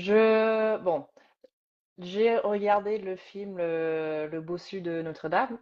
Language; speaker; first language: French; native; French